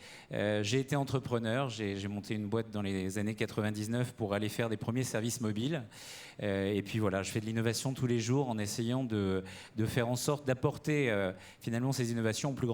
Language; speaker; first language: French; native; French